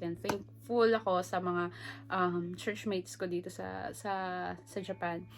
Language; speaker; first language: Filipino; native; Filipino